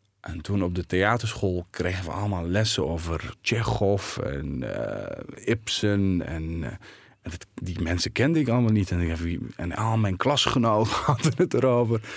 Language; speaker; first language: Dutch; early bilingual, other home language; Arabic